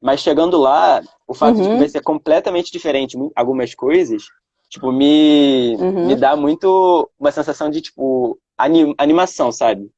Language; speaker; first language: Portuguese; native; Portuguese